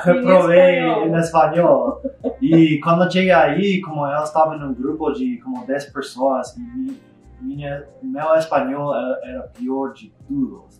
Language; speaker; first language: Portuguese; non-native, learner; English